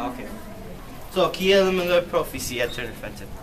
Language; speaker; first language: French; non-native, learner; English